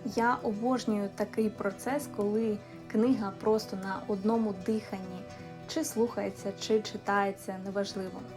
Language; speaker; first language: Ukrainian; non-native, local second language; Russian